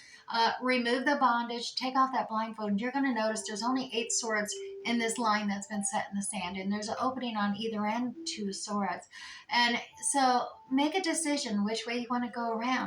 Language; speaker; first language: English; native; English